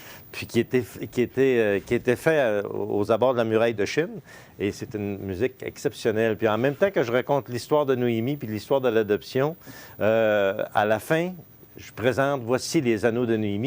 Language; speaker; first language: French; native; French